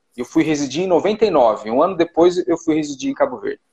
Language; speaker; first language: Portuguese; native; Portuguese